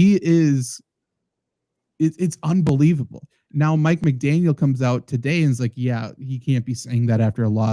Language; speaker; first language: English; native; English